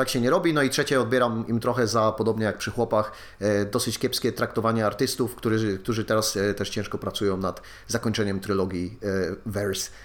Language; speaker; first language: Polish; native; Polish